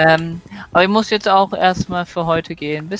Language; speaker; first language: German; native; German